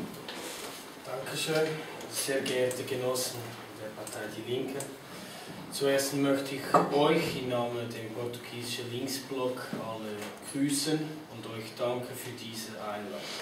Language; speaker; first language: German; non-native, fluent; Portuguese